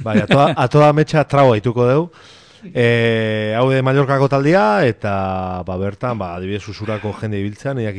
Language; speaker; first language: Basque; native; Basque